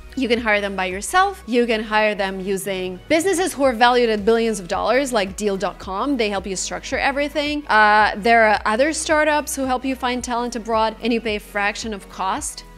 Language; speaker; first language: English; non-native, fluent; Russian